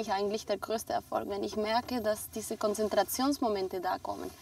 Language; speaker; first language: German; non-native, fluent; Spanish